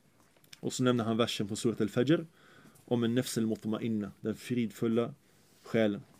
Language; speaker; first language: Swedish; early bilingual, other home language; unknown